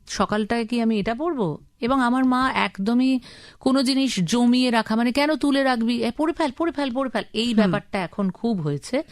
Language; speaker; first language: Bangla; native; Bangla